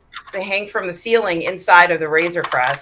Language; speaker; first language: English; native; English